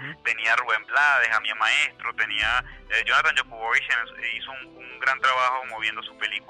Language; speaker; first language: Spanish; native; Spanish